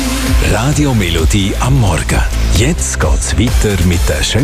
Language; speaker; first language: German; native; German